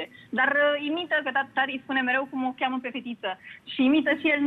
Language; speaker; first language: Romanian; native; Romanian